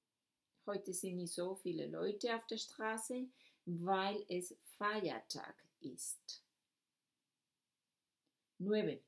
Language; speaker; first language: German; non-native, fluent; Spanish